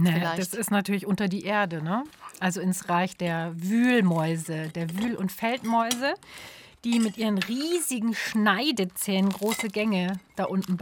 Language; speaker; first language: German; native; German